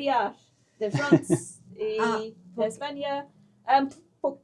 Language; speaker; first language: Spanish; non-native, learner; English